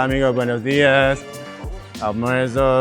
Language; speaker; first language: Spanish; non-native, learner; English